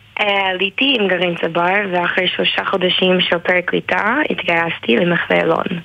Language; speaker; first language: Hebrew; non-native, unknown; English